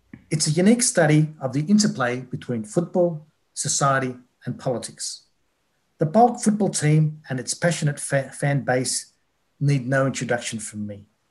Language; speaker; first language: English; early bilingual, other home language; Greek